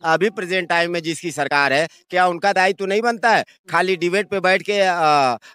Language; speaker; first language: Hindi; native; Hindi